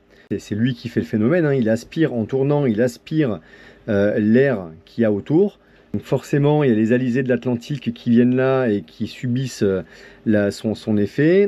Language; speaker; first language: French; native; French